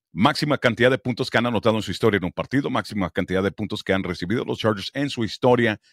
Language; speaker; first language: Spanish; early bilingual, heritage; Spanish